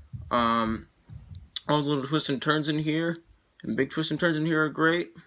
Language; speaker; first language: English; native; English